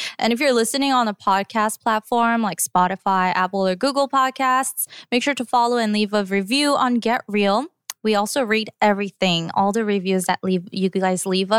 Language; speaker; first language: English; early bilingual, other home language; Korean